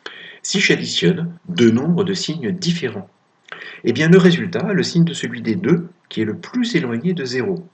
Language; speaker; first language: French; native; French